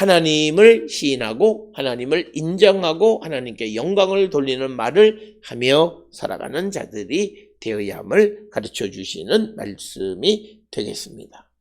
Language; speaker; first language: Korean; native; Korean